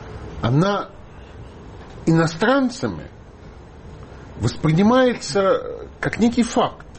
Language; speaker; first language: Russian; native; Russian